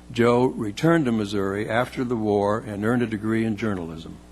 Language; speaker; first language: English; native; English